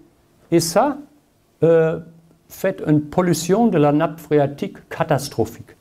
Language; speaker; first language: French; non-native, learner; German